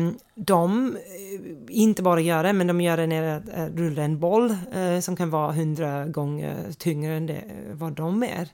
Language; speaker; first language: Swedish; non-native, fluent; English